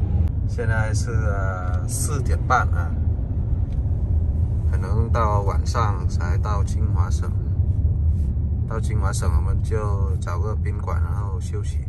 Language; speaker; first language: Chinese; non-native, fluent; Vietnamese